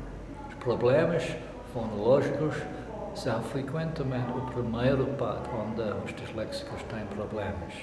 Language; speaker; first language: Portuguese; non-native, learner; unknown